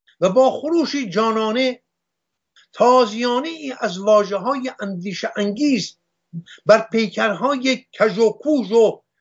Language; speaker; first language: Persian; non-native, local second language; Armenian